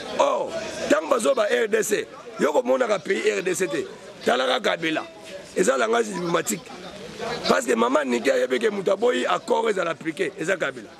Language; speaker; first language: Lingala; native; Lingala